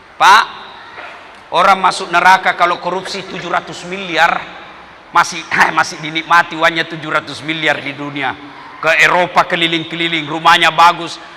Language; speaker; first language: Indonesian; non-native, local second language; Buginese